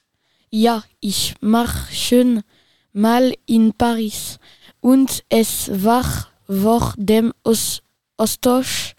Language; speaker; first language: German; non-native, learner; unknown